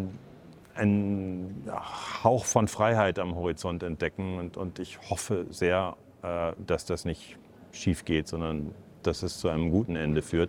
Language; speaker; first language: German; native; German